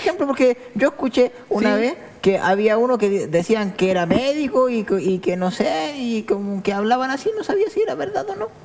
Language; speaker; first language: Spanish; native; Spanish